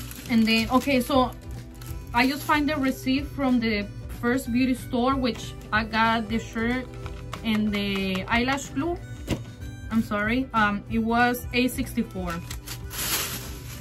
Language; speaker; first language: English; early bilingual, other home language; Spanish